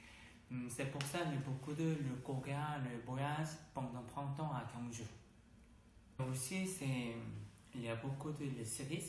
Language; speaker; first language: French; non-native, learner; Korean